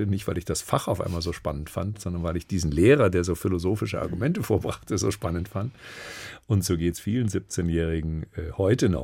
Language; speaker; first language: German; native; German